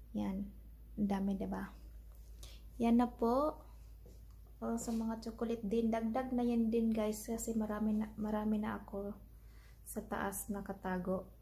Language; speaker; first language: Filipino; non-native, local second language; Cebuano